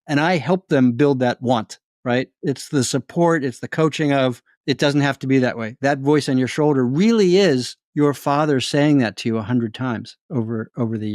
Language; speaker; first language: English; native; English